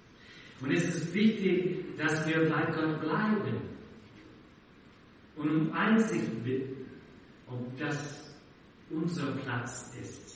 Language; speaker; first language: German; non-native, fluent; English